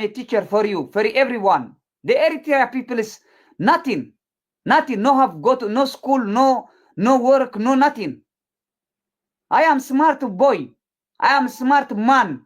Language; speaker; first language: English; non-native, learner; Tigrinya